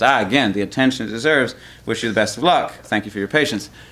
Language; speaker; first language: English; early bilingual, other home language; Spanish